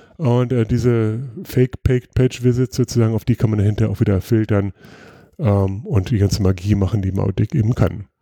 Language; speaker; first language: German; native; German